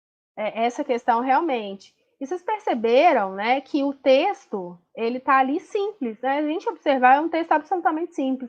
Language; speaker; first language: Portuguese; native; Portuguese